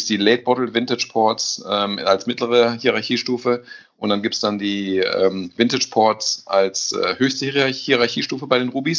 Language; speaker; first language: German; native; German